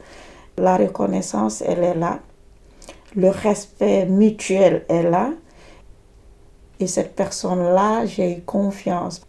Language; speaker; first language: French; native; French